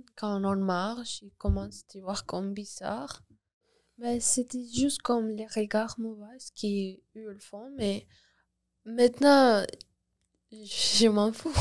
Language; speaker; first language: French; non-native, learner; Spanish